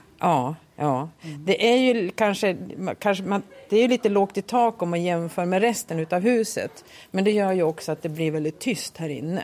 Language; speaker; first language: Swedish; native; Swedish